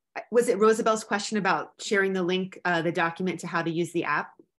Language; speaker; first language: English; native; English